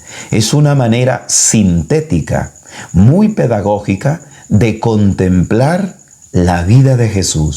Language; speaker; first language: Spanish; native; Spanish